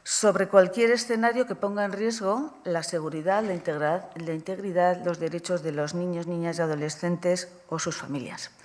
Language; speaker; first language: Spanish; native; Spanish